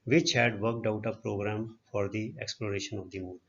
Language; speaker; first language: English; non-native, local second language; Punjabi